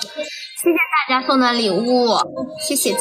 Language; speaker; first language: Chinese; native; Chinese